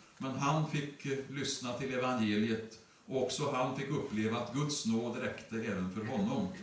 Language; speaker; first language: Swedish; native; Swedish